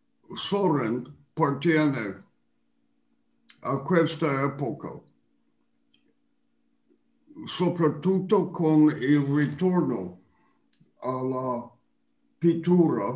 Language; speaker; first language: Italian; non-native, fluent; English